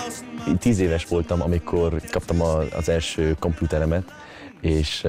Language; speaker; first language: Hungarian; early bilingual, other home language; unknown